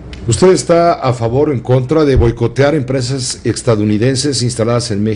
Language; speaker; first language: Spanish; native; Spanish